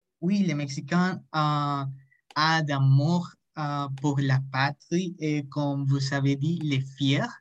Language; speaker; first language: French; non-native, learner; Spanish